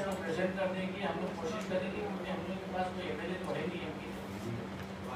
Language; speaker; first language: Hindi; non-native, local second language; Marathi